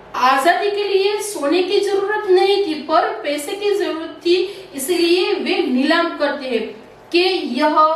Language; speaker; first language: Hindi; non-native, local second language; Gujarati